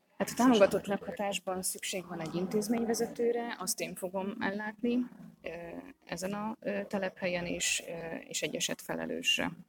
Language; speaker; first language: Hungarian; native; Hungarian